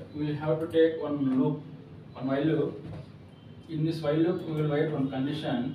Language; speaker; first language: English; non-native, local second language; Telugu